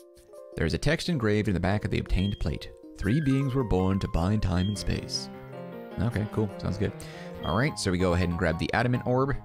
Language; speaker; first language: English; native; English